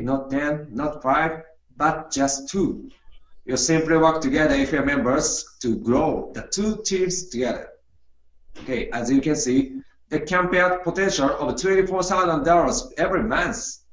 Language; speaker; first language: English; non-native, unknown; Japanese